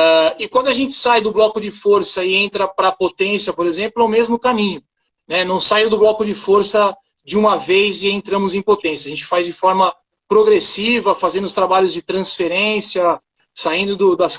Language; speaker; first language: Portuguese; native; Portuguese